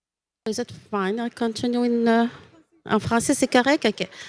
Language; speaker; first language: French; non-native, local second language; Innu-aimun